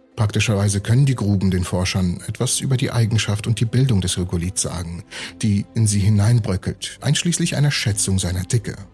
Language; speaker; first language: German; early bilingual, other home language; Russian